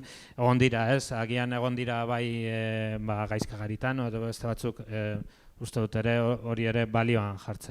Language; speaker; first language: Basque; native; Basque